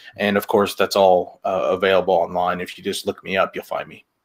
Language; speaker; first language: English; native; English